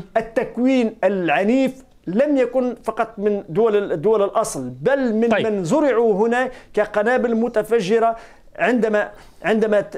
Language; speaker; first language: Arabic; native; Arabic